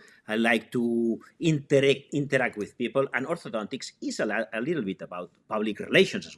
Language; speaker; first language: English; non-native, fluent; Spanish